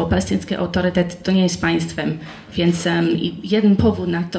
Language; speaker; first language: Polish; non-native, fluent; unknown